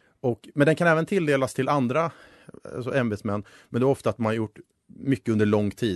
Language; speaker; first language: Swedish; native; Swedish